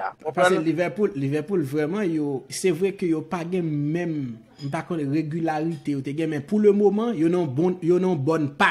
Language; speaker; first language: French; non-native, local second language; Haitian Creole